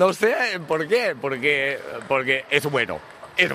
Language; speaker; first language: Spanish; non-native, learner; Chinese